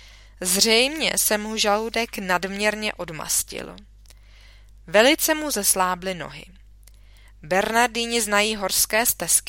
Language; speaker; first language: Czech; native; Czech